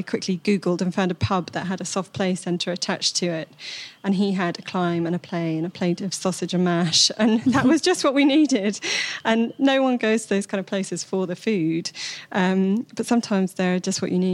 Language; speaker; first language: English; native; English